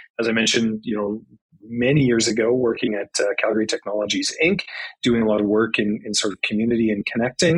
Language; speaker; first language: English; native; English